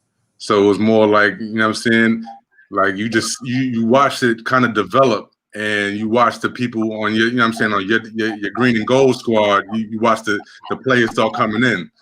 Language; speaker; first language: English; native; English